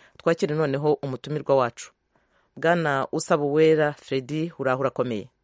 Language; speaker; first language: Kinyarwanda; native; Kinyarwanda